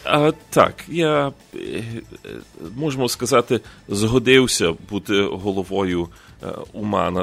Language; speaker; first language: Ukrainian; early bilingual, heritage; Ukrainian